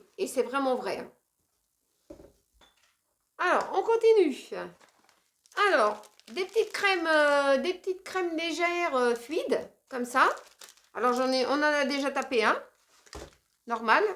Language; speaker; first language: French; native; French